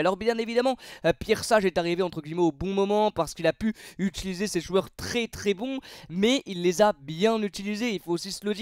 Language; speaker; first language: French; native; French